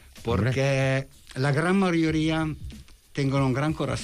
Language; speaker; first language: Spanish; non-native, fluent; Italian